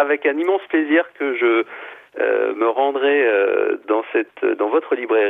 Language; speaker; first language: French; native; French